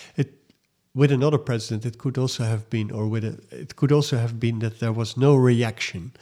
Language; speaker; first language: English; non-native, fluent; Dutch